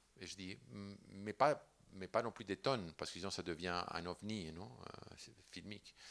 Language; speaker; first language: French; non-native, fluent; Spanish